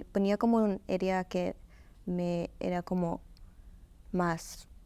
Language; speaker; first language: Spanish; early bilingual, heritage; Spanish